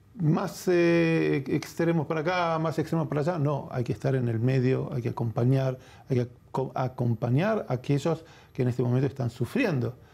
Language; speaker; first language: Spanish; native; Spanish